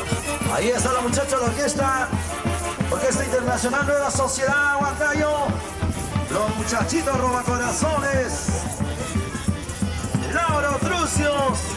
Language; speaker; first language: Spanish; native; Spanish